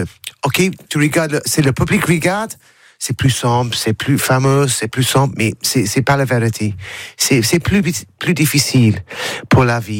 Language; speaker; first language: French; non-native, learner; English